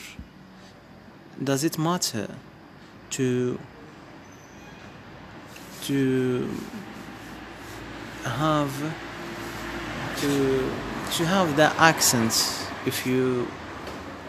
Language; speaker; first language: English; non-native, fluent; Berber languages